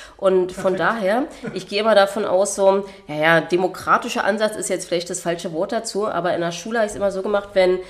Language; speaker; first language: German; native; German